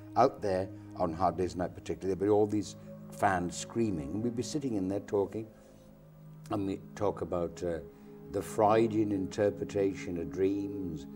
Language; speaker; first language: English; native; English